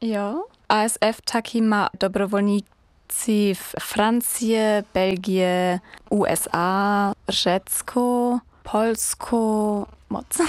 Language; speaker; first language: Czech; non-native, learner; German